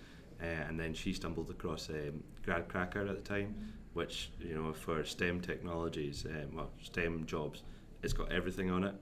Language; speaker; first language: English; native; English